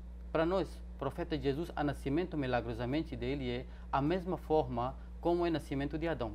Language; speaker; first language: Portuguese; non-native, fluent; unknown